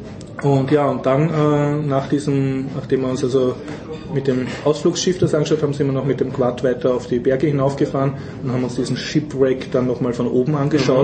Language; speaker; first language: German; native; German